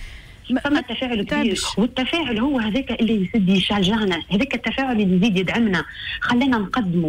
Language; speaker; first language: Arabic; native; Arabic